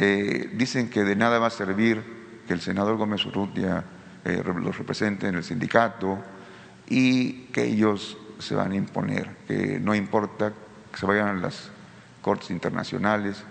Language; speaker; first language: Spanish; native; Spanish